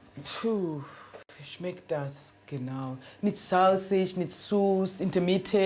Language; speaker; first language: German; non-native, learner; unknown